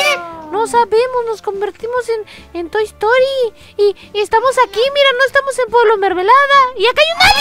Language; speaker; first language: Spanish; native; Spanish